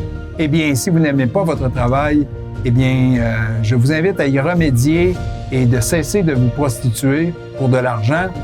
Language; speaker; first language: French; native; French